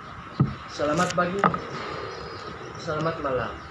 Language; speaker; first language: Indonesian; non-native, learner; Arabic